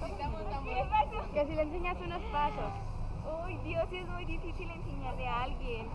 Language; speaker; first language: Spanish; native; Spanish